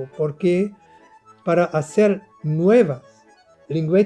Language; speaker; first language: Spanish; non-native, learner; German